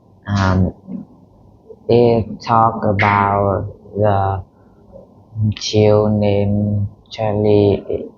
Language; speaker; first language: English; non-native, learner; Vietnamese